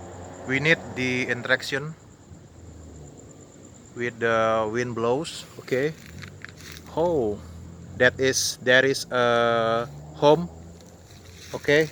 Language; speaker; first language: English; non-native, learner; Indonesian